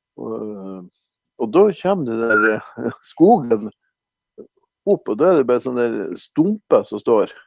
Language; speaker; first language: Norwegian; native; Norwegian